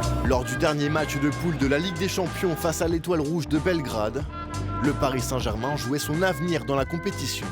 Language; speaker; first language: French; native; French